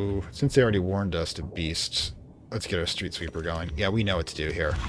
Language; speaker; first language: English; native; English